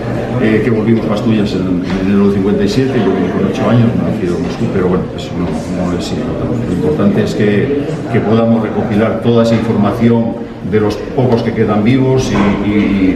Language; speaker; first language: Spanish; native; Spanish